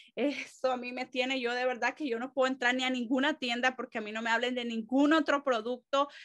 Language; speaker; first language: Spanish; native; Spanish